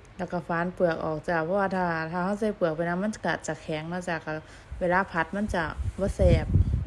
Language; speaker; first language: Thai; native; Thai